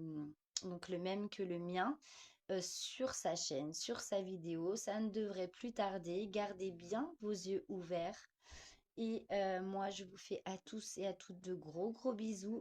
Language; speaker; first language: French; native; French